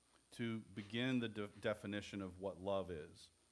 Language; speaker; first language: English; native; English